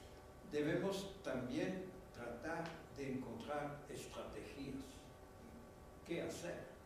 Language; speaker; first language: Spanish; non-native, fluent; French